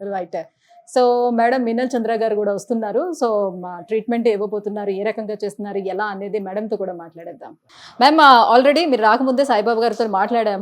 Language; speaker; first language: Telugu; native; Telugu